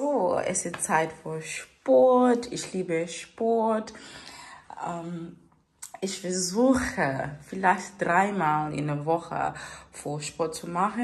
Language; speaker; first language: German; non-native, learner; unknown